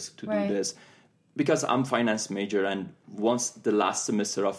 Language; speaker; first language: English; non-native, fluent; Persian